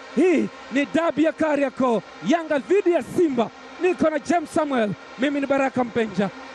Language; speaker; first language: Swahili; native; Swahili